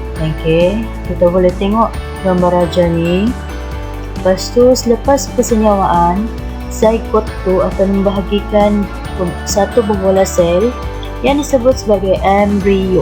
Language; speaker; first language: Malay; native; Malay